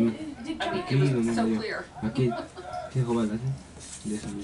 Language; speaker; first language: Spanish; early bilingual, heritage; Spanish